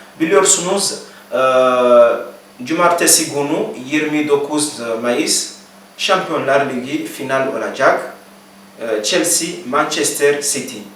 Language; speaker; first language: Turkish; non-native, learner; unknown